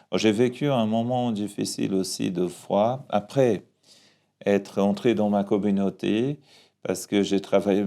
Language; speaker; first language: French; non-native, fluent; Portuguese